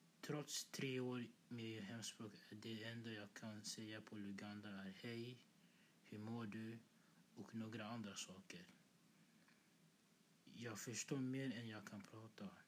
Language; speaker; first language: Swedish; early bilingual, other home language; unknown